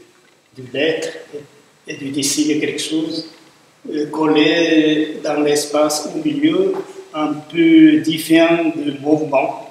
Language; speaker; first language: French; non-native, fluent; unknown